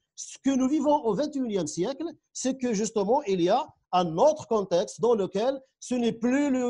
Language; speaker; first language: French; non-native, local second language; Central Atlas Tamazight